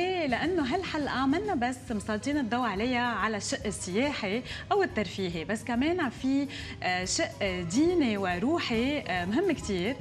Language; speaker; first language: Arabic; native; Arabic